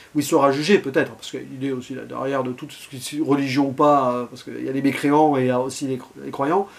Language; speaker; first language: French; native; French